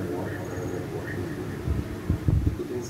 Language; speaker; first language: Indonesian; non-native, fluent; Urdu